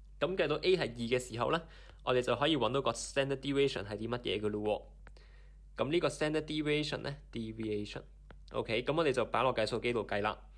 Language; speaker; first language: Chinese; non-native, local second language; Cantonese